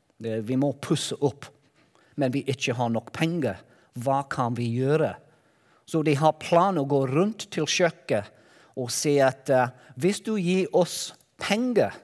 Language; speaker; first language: Norwegian; non-native, learner; Welsh